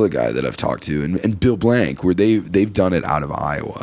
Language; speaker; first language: English; native; English